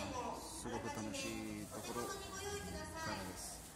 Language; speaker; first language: Japanese; non-native, learner; English